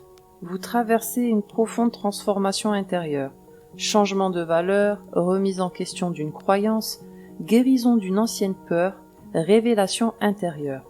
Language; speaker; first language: French; native; French